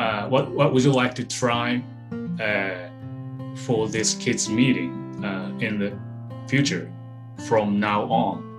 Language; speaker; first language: English; non-native, fluent; Japanese